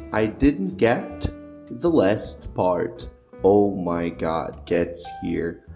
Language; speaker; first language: English; non-native, fluent; Portuguese